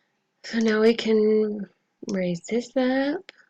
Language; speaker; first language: English; native; English